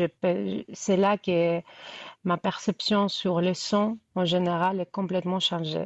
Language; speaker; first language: French; non-native, fluent; Greek